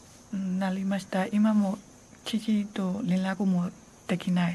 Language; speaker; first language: Japanese; non-native, learner; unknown